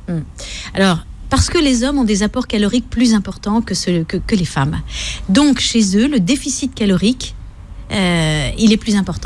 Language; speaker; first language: French; native; French